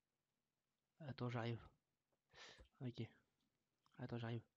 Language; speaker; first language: French; native; French